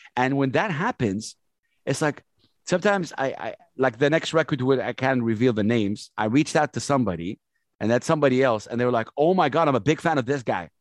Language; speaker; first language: English; non-native, fluent; Arabic